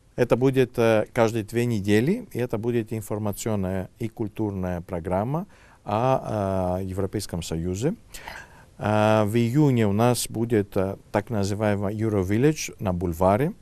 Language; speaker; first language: Russian; non-native, fluent; Greek